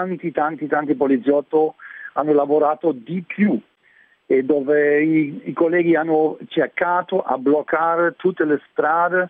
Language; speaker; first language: Italian; non-native, learner; German